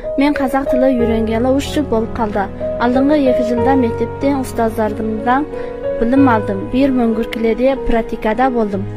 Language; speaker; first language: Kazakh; non-native, learner; Chinese